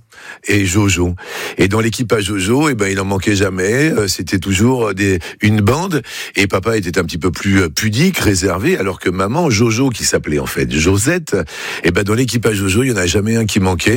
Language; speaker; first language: French; native; French